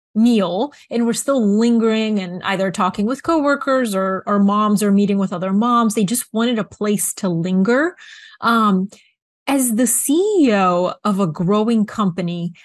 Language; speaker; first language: English; early bilingual, other home language; Bulgarian